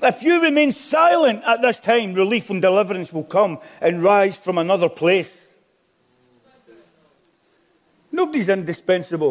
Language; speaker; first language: English; native; English